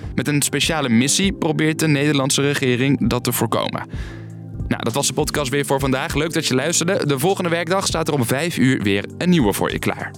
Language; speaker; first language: Dutch; native; Dutch